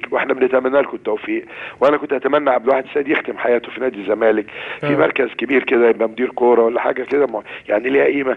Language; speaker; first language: Arabic; native; Arabic